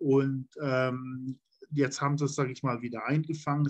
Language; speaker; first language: German; native; German